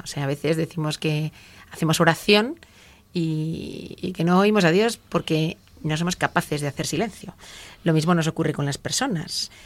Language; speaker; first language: Spanish; native; Spanish